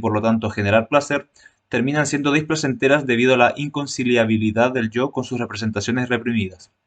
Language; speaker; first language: Spanish; native; Spanish